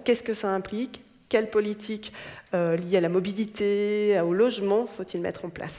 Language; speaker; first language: French; native; French